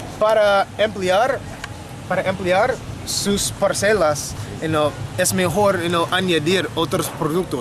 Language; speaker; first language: Spanish; non-native, fluent; English